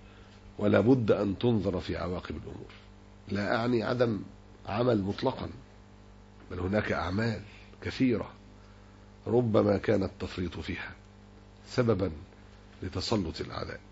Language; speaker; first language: Arabic; native; Arabic